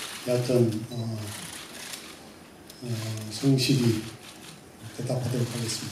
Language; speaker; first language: Korean; native; Korean